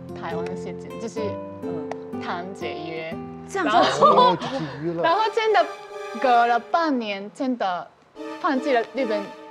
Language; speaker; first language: Chinese; non-native, fluent; Japanese